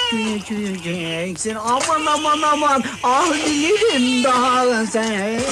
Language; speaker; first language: Turkish; native; Turkish